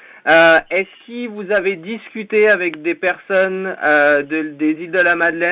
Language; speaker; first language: French; native; French